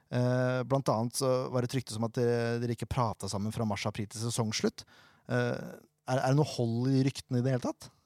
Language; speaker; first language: Norwegian; native; Norwegian